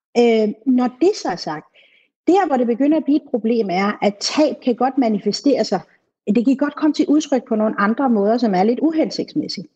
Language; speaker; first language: Danish; native; Danish